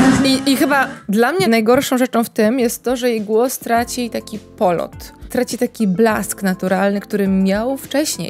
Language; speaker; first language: Polish; native; Polish